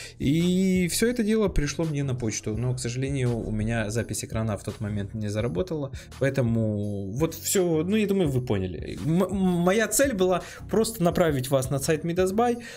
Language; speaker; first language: Russian; native; Russian